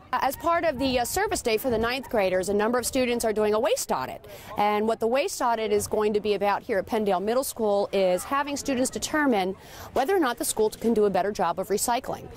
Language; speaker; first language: English; native; English